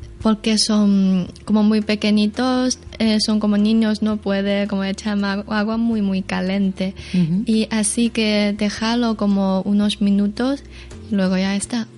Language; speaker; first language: Spanish; non-native, learner; Chinese